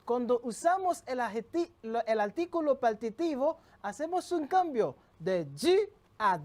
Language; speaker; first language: Spanish; non-native, local second language; French